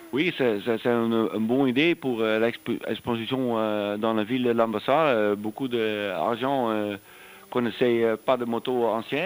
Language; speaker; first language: French; non-native, learner; Dutch